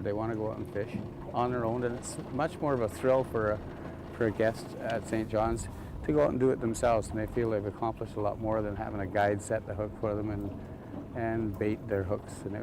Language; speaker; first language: English; native; English